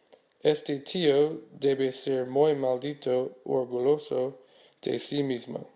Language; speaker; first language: Spanish; non-native, learner; English